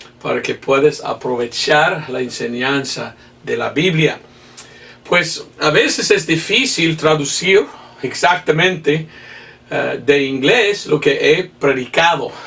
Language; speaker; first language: Spanish; non-native, fluent; English